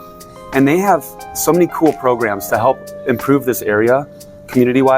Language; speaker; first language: English; native; English